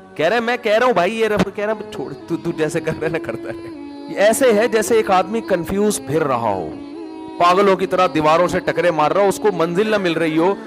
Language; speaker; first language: Urdu; native; Urdu